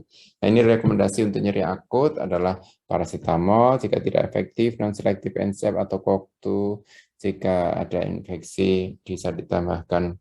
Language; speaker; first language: Indonesian; native; Indonesian